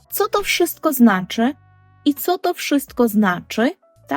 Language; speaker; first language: Polish; non-native, fluent; Ukrainian